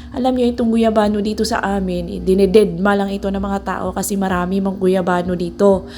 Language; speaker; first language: Filipino; non-native, local second language; Cebuano